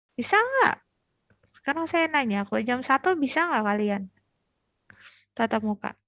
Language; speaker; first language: Indonesian; native; Indonesian